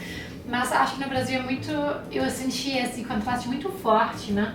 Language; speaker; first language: Portuguese; non-native, fluent; German